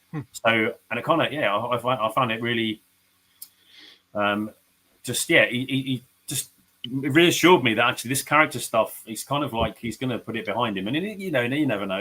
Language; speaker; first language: English; native; English